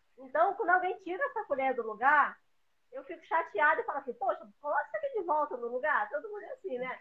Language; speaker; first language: Portuguese; native; Portuguese